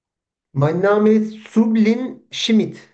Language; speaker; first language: German; non-native, learner; Turkish